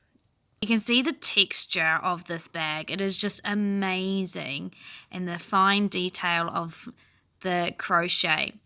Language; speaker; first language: English; native; English